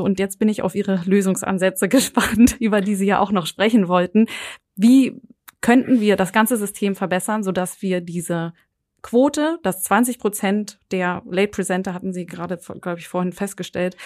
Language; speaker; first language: German; native; German